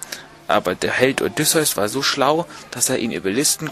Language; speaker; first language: German; native; German